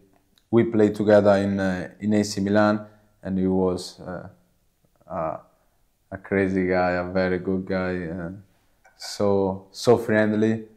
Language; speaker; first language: English; non-native, learner; Italian